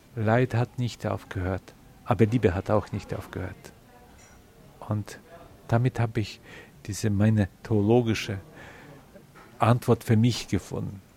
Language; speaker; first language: German; non-native, fluent; Ukrainian